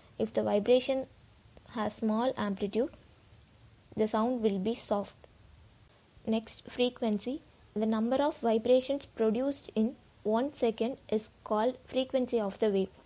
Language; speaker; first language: English; non-native, local second language; Tamil